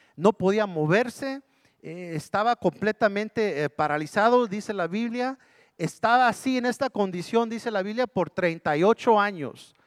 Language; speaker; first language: Spanish; early bilingual, heritage; Spanish